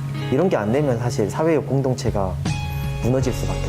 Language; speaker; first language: Korean; native; Korean